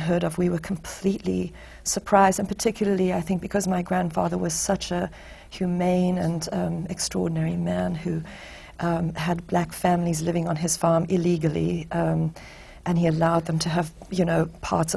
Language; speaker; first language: English; native; English